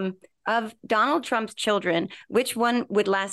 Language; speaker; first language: English; native; English